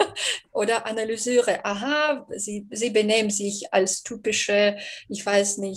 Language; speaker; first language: German; non-native, fluent; Belarusian